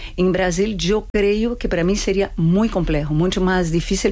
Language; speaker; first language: Spanish; non-native, fluent; Portuguese